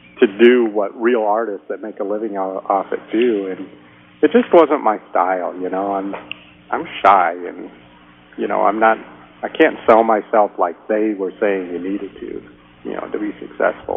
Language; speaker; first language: English; native; English